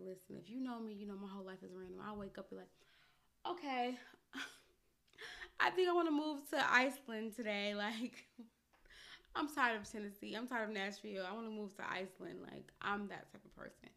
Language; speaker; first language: English; native; English